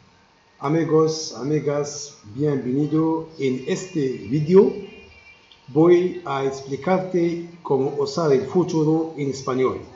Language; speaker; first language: Spanish; non-native, learner; Arabic